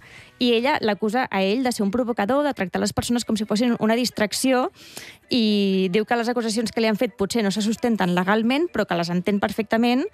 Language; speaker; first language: Catalan; native; Catalan